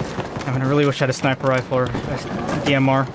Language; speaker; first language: English; native; English